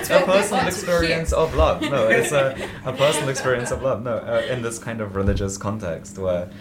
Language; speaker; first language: English; native; English